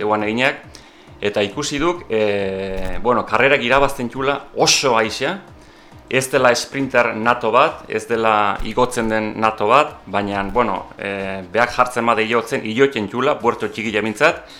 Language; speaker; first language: Basque; native; Basque